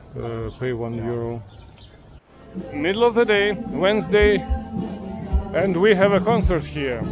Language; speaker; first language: English; non-native, fluent; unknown